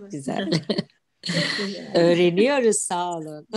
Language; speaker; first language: Turkish; native; Turkish